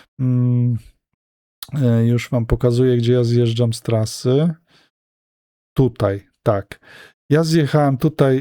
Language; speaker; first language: Polish; native; Polish